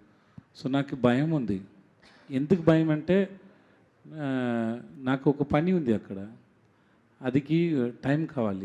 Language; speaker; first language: Telugu; non-native, learner; Tamil